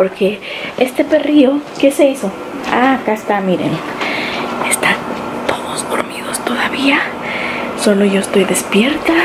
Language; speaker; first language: Spanish; early bilingual, heritage; Spanish